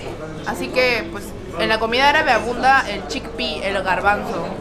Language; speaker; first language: Spanish; native; Spanish